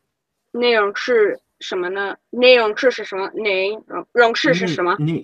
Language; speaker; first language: Chinese; non-native, learner; English